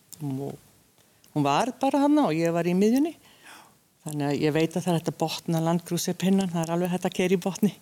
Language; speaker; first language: Icelandic; early bilingual, other home language; Hungarian